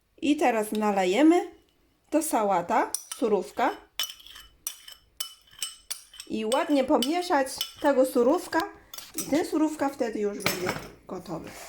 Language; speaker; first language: Polish; non-native, learner; Chinese